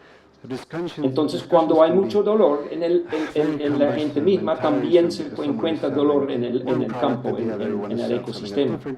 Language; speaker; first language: Spanish; non-native, fluent; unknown